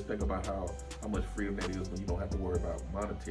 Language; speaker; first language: English; native; English